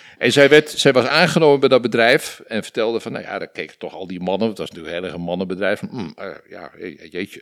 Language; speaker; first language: Dutch; native; Dutch